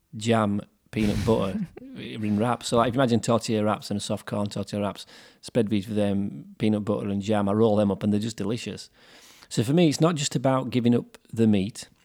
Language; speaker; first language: English; native; English